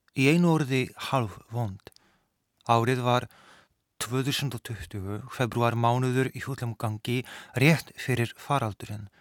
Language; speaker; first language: Icelandic; non-native, fluent; Polish